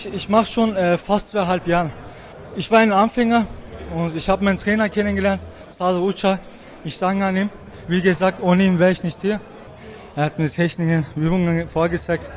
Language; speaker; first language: German; non-native, local second language; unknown